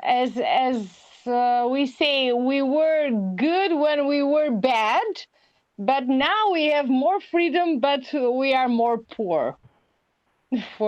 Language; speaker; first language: English; non-native, learner; Albanian